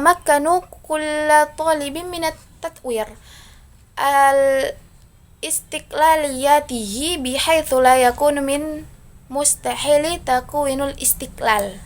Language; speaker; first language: Arabic; non-native, learner; Indonesian